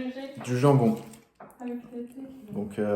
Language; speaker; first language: French; native; French